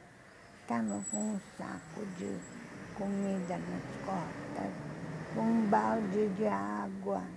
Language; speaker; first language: Portuguese; non-native, fluent; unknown